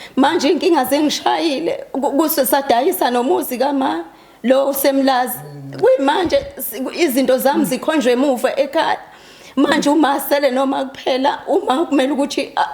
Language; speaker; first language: Zulu; native; Zulu